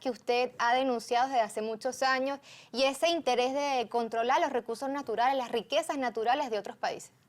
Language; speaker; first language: Spanish; native; Spanish